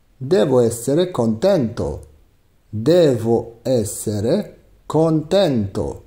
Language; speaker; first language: Italian; non-native, fluent; Arabic